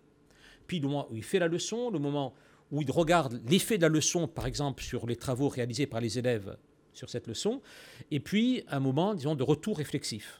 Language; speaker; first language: French; native; French